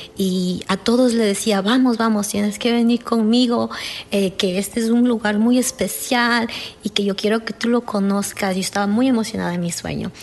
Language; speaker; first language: Spanish; native; Spanish